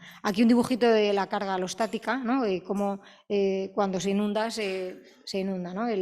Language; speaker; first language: Spanish; native; Spanish